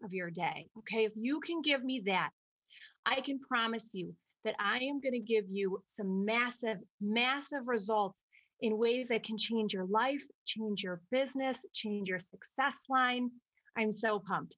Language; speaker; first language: English; native; English